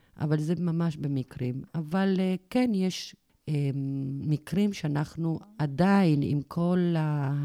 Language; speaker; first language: Hebrew; non-native, fluent; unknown